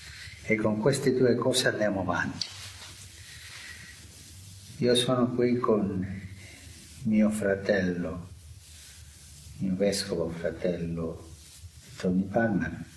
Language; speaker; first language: Italian; non-native, fluent; Spanish